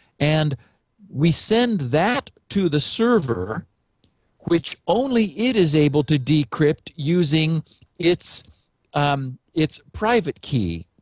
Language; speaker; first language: English; native; English